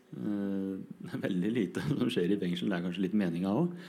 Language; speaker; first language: Norwegian; native; Norwegian